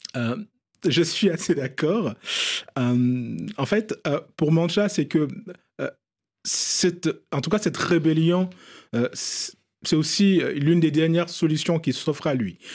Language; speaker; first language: French; non-native, local second language; Bambara